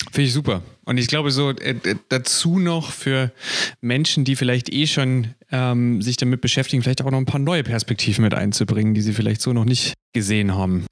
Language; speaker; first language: German; native; German